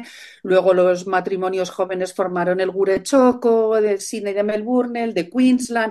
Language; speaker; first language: Spanish; native; Spanish